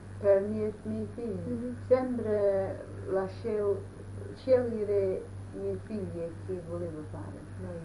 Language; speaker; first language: Italian; early bilingual, heritage; Italian